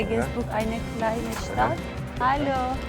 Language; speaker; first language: German; non-native, learner; Turkish